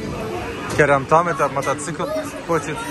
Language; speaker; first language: Russian; non-native, learner; Turkish